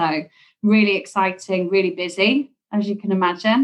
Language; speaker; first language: English; native; English